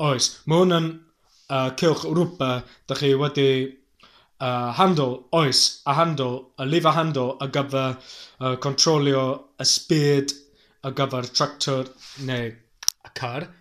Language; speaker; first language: Welsh; non-native, learner; English